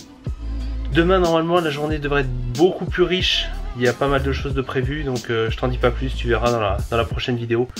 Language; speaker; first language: French; native; French